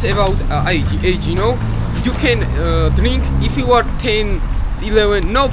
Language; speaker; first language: English; non-native, learner; Georgian